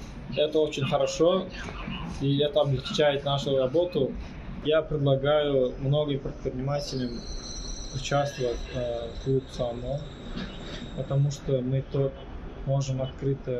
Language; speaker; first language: Russian; non-native, fluent; Turkmen